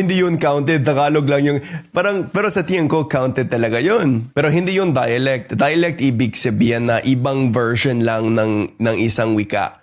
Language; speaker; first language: Filipino; non-native, fluent; English